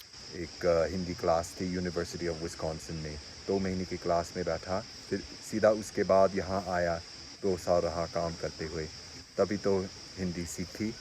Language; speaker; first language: Hindi; non-native, fluent; English